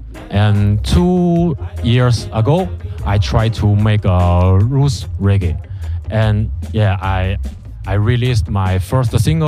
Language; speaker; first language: English; non-native, learner; Chinese